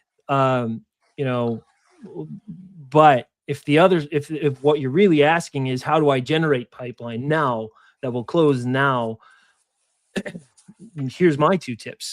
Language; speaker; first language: English; native; English